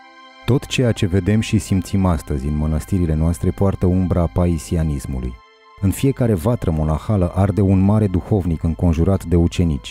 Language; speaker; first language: Romanian; native; Romanian